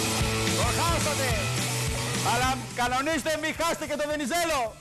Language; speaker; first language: Greek; native; Greek